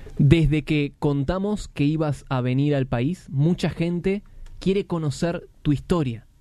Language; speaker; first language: Spanish; native; Spanish